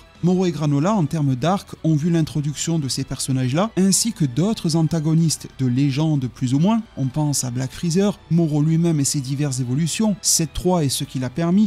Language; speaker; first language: French; native; French